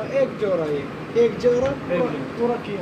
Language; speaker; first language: Hindi; non-native, learner; Arabic